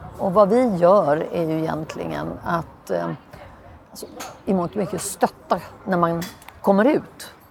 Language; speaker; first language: Swedish; native; Swedish